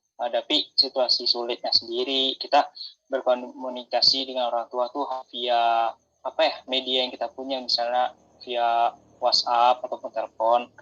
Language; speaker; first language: Indonesian; native; Indonesian